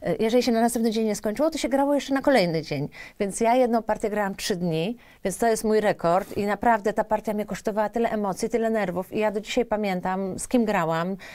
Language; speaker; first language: Polish; native; Polish